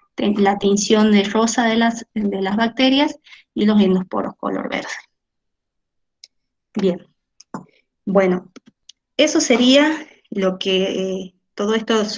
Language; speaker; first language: Spanish; native; Spanish